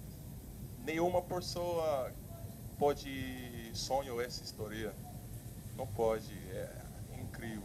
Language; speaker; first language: Portuguese; non-native, learner; English